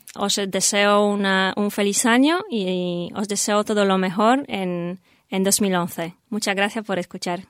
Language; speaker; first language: Spanish; non-native, learner; Polish